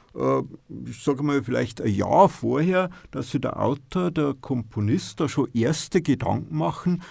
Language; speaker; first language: German; native; German